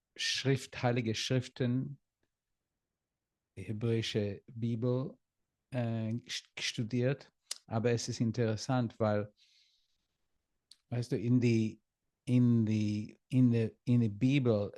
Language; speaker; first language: German; non-native, learner; Hebrew